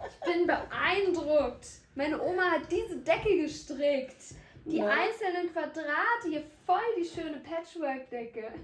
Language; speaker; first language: German; native; German